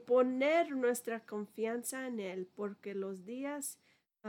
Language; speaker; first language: Spanish; non-native, fluent; English